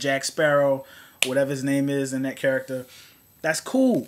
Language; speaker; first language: English; native; English